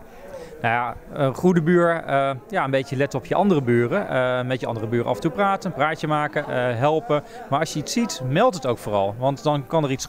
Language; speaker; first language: Dutch; native; Dutch